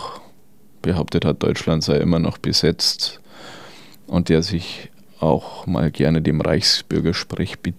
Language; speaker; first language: German; native; German